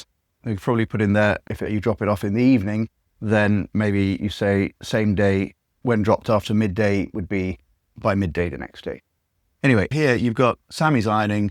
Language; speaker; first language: English; native; English